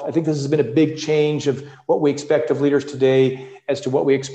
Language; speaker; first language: English; native; English